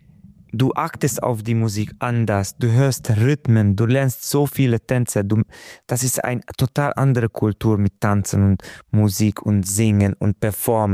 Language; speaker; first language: German; non-native, local second language; Hungarian